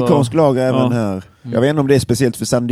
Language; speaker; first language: Swedish; native; Swedish